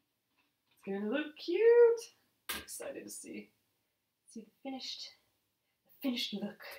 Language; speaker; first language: English; native; English